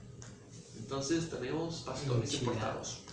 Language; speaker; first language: Spanish; early bilingual, heritage; English